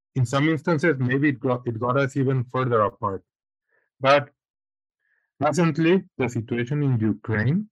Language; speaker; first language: English; non-native, fluent; Spanish